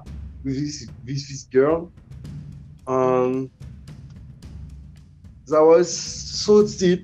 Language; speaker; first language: English; non-native, learner; French